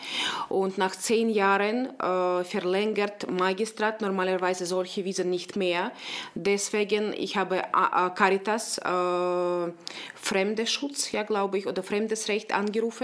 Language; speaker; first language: German; non-native, local second language; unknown